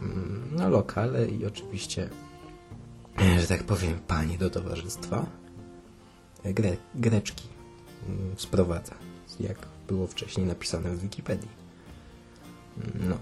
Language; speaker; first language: Polish; native; Polish